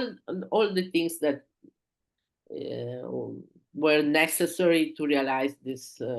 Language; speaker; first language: English; non-native, learner; Italian